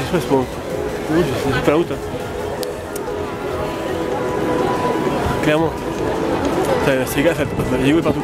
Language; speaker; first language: French; native; French